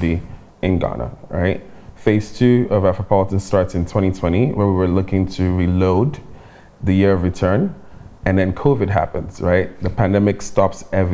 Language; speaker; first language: English; non-native, local second language; Igbo